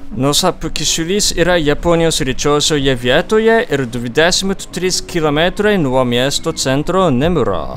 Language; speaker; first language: Lithuanian; non-native, fluent; Japanese